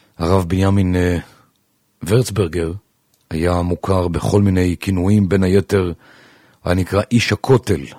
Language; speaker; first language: Hebrew; native; Hebrew